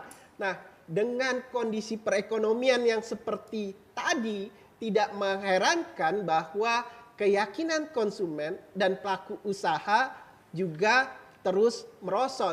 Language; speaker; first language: Indonesian; native; Indonesian